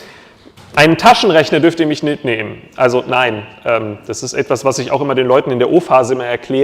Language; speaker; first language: German; native; German